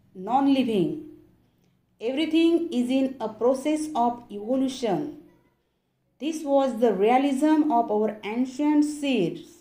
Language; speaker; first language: English; non-native, local second language; Marathi